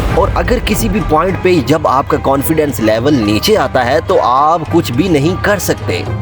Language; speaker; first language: Urdu; non-native, local second language; Punjabi